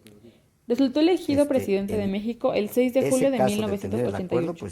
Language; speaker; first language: Spanish; native; Spanish